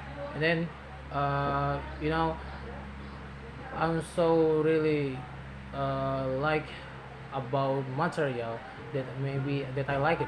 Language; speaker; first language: English; non-native, learner; Indonesian